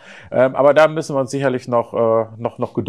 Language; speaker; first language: German; native; German